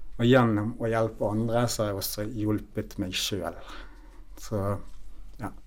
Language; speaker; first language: Norwegian; native; Norwegian